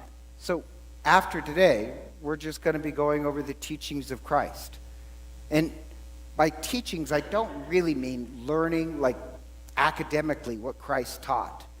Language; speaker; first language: English; native; English